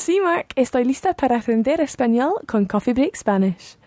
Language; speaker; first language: Spanish; non-native, learner; English